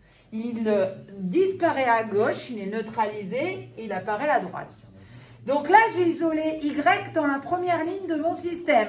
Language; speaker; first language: French; native; French